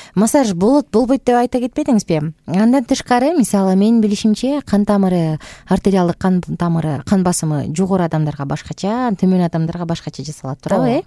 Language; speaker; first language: Kyrgyz; native; Kyrgyz